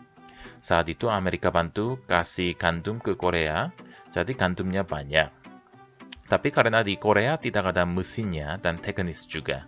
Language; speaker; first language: Indonesian; non-native, fluent; Korean